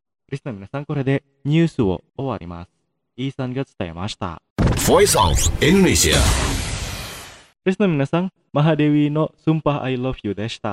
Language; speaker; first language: Japanese; non-native, fluent; Indonesian